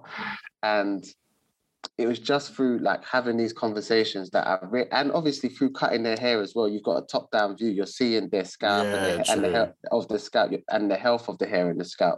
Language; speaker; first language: English; native; English